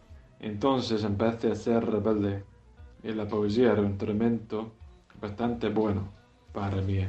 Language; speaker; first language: Spanish; non-native, fluent; English